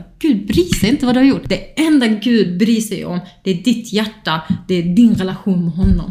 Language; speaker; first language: Swedish; early bilingual, other home language; Kurdish